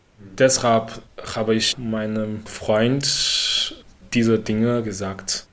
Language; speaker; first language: German; non-native, learner; Chinese